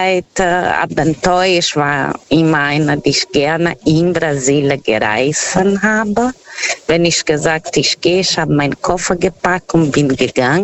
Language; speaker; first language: German; non-native, learner; Portuguese